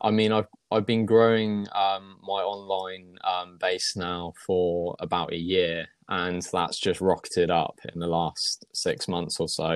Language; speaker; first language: English; native; English